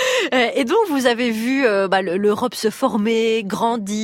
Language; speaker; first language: French; native; French